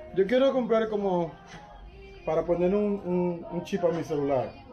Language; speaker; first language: Spanish; non-native, learner; English